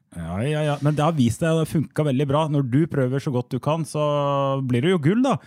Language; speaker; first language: Norwegian; native; Norwegian